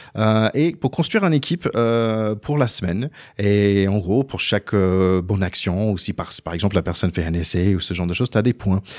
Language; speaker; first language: French; non-native, fluent; English